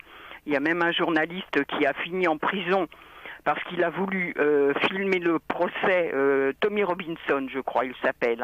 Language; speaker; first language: French; native; French